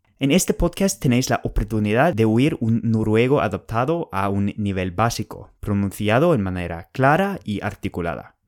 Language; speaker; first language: Spanish; non-native, fluent; Norwegian